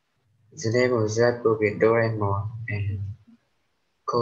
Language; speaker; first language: English; non-native, learner; Vietnamese